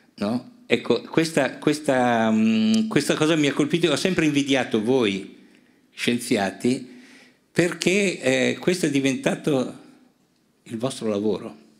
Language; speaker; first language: Italian; native; Italian